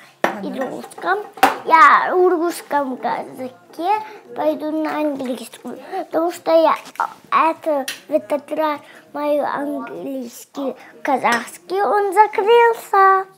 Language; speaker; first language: Russian; non-native, local second language; Kazakh